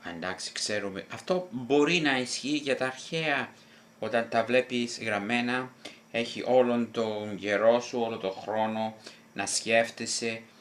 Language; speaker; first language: Greek; non-native, fluent; Italian